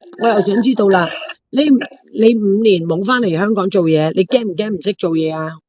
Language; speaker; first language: Cantonese; native; Cantonese